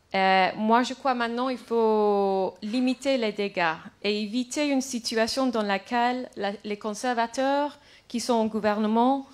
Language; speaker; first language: French; non-native, fluent; English